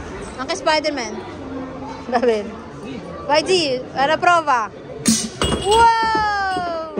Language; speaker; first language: Italian; non-native, learner; Filipino